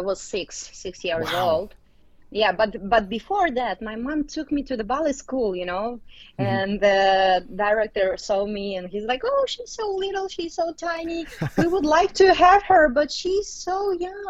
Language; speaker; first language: English; non-native, fluent; Uzbek